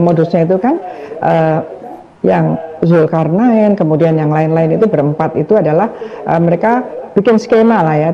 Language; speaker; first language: Indonesian; native; Indonesian